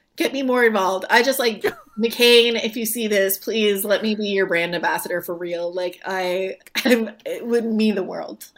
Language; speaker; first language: English; native; English